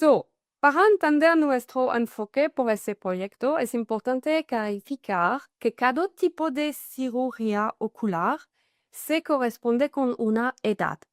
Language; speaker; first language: Spanish; non-native, fluent; French